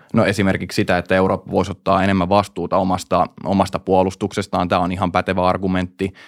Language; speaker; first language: Finnish; native; Finnish